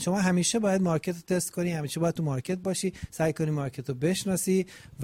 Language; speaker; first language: Persian; native; Persian